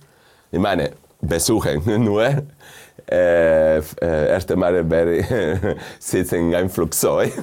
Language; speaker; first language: German; non-native, fluent; Spanish